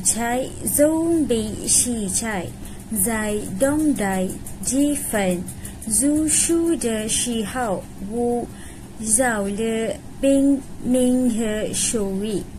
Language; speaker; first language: Chinese; non-native, learner; Malay